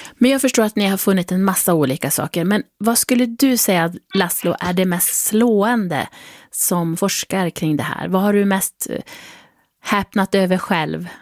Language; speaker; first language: Swedish; native; Swedish